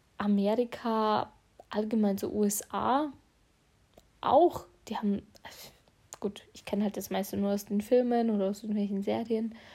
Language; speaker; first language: German; early bilingual, other home language; Russian